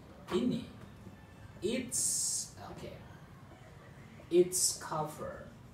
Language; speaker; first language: English; non-native, fluent; Indonesian